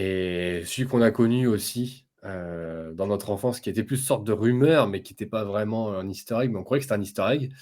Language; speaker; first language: French; native; French